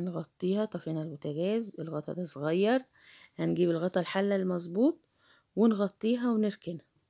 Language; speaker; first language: Arabic; native; Arabic